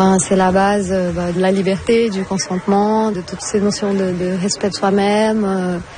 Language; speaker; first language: French; non-native, fluent; Portuguese